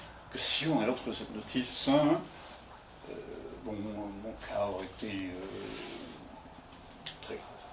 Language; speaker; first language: French; native; French